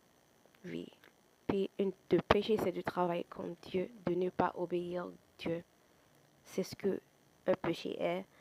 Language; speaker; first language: French; non-native, fluent; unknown